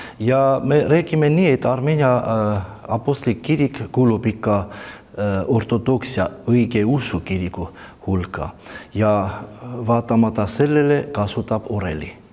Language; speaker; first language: Estonian; non-native, fluent; Armenian